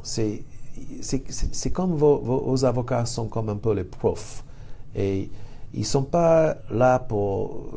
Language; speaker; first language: French; non-native, fluent; English